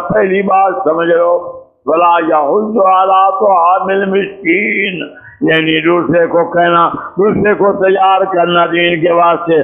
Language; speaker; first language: Urdu; non-native, local second language; Punjabi